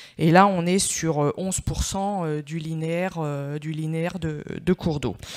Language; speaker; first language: French; native; French